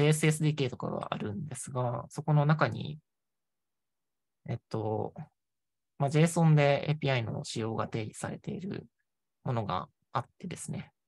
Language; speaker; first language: Japanese; native; Japanese